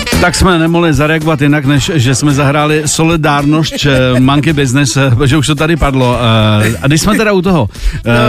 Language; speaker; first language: Czech; native; Czech